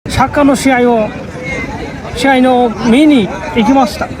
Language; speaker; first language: Japanese; non-native, learner; Bangla